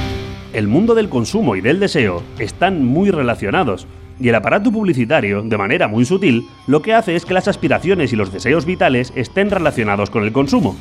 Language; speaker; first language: Spanish; native; Spanish